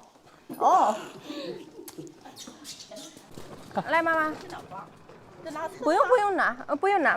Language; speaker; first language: Chinese; non-native, learner; Indonesian